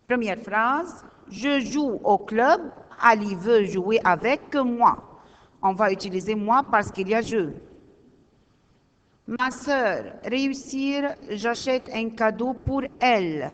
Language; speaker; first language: French; non-native, learner; Arabic